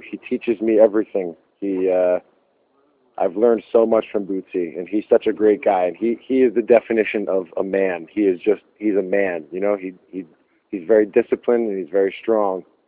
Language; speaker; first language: English; native; English